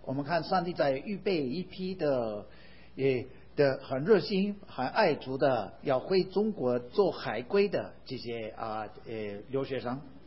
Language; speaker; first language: Chinese; non-native, fluent; English